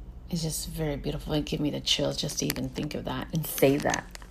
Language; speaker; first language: English; early bilingual, other home language; Spanish